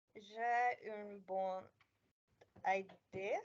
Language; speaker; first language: French; non-native, learner; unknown